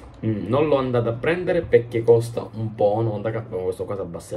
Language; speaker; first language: Italian; native; Italian